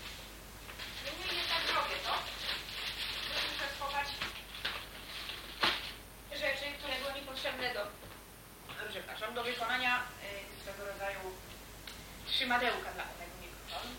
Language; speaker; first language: Polish; native; Polish